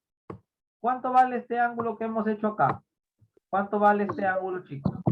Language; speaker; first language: Spanish; native; Spanish